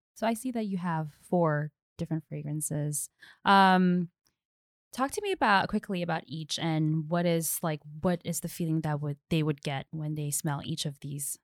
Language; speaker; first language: English; non-native, local second language; Filipino